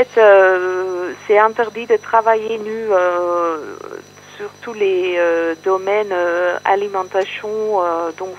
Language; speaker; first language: French; non-native, fluent; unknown